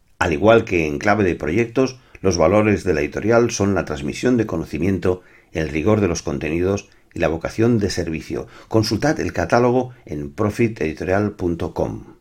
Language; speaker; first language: Spanish; non-native, local second language; Catalan